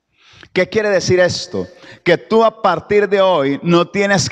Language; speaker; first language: Spanish; native; Spanish